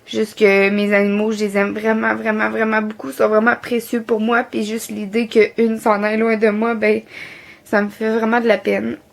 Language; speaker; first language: French; native; French